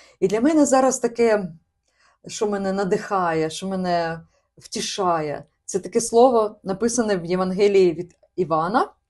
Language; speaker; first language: Ukrainian; non-native, local second language; Russian